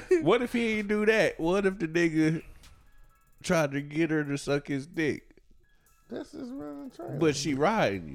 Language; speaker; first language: English; native; English